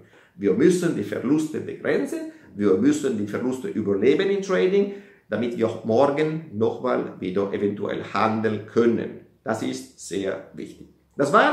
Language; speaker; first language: German; non-native, fluent; Italian